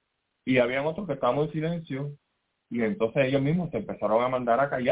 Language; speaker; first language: Spanish; native; Spanish